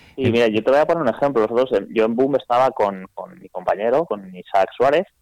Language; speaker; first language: Spanish; native; Spanish